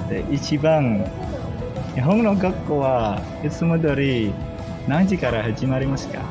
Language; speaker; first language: Japanese; non-native, learner; Indonesian